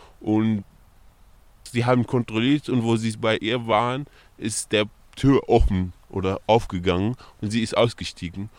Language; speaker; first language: German; non-native, fluent; Arabic